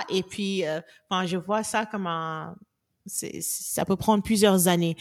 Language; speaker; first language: French; non-native, local second language; Wolof